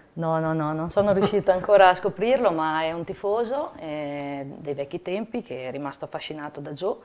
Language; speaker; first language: Italian; native; Italian